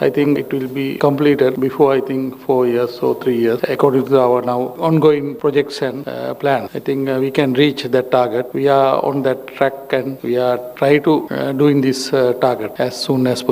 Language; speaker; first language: English; non-native, local second language; Sinhala